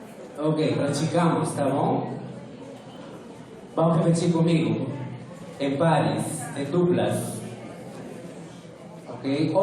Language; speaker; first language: Portuguese; non-native, fluent; Spanish